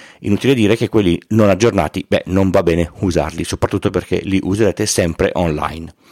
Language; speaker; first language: Italian; native; Italian